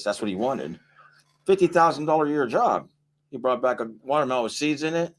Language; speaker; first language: English; native; English